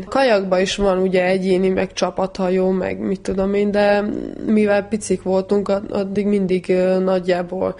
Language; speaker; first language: Hungarian; non-native, fluent; Serbian